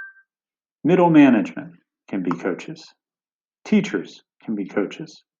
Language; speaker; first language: English; native; English